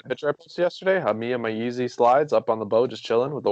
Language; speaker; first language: English; native; English